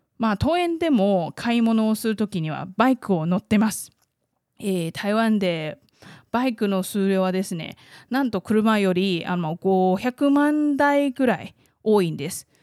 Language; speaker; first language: Japanese; non-native, fluent; Chinese